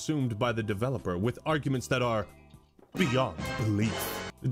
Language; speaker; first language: English; native; English